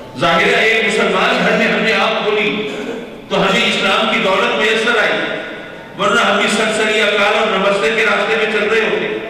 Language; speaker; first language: Urdu; native; Urdu